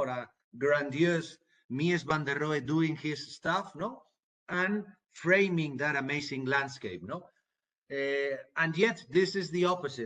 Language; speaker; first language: English; non-native, fluent; Spanish